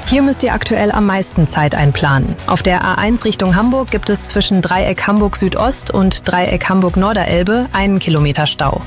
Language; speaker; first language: German; native; German